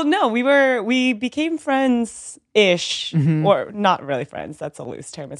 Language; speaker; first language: English; early bilingual, other home language; Vietnamese